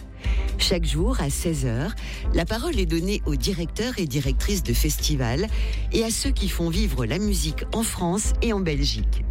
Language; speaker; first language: French; native; French